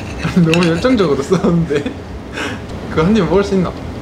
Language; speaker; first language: Korean; native; Korean